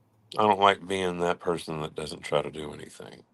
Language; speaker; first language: English; native; English